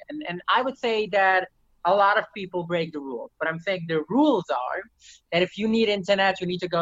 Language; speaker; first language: English; early bilingual, other home language; Yiddish